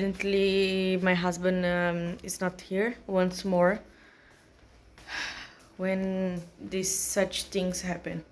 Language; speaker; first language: English; non-native, learner; Portuguese